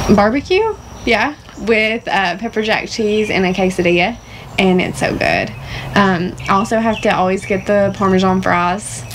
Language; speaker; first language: English; native; English